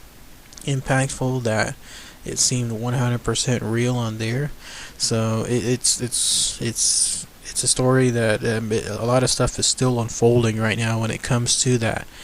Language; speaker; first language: English; native; English